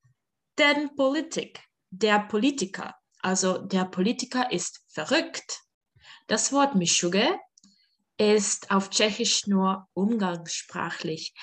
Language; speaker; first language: German; non-native, fluent; Czech